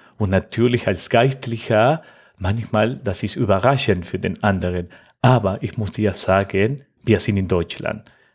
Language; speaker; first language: German; non-native, fluent; Spanish